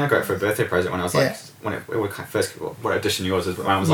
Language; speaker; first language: English; native; English